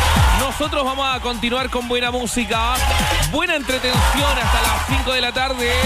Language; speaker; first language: Spanish; native; Spanish